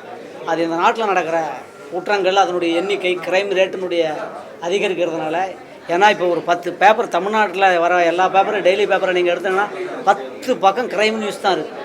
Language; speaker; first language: Tamil; native; Tamil